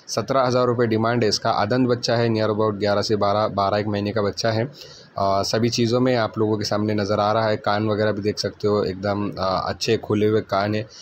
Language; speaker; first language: Hindi; non-native, local second language; Urdu